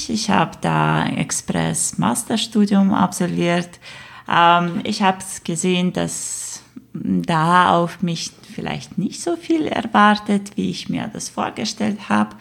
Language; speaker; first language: German; non-native, fluent; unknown